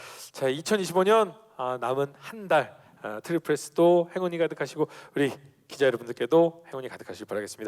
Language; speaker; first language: Korean; native; Korean